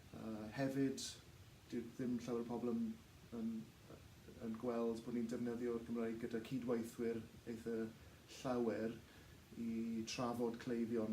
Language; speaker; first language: Welsh; non-native, local second language; English